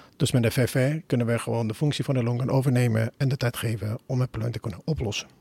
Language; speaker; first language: Dutch; non-native, fluent; Spanish